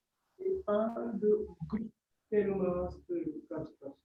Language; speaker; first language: French; non-native, fluent; Japanese